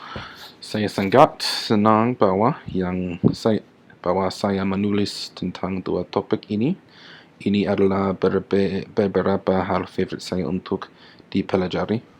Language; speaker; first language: Indonesian; non-native, learner; English